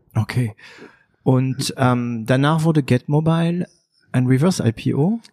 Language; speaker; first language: German; non-native, fluent; French